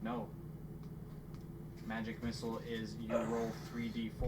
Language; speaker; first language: English; native; English